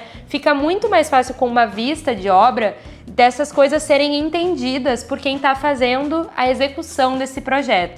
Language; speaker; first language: Portuguese; native; Portuguese